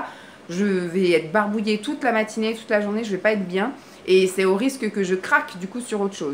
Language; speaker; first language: French; native; French